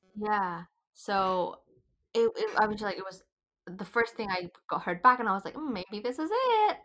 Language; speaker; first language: English; non-native, fluent; Indonesian